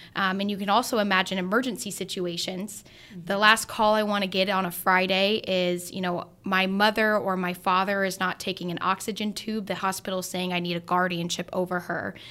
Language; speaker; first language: English; native; English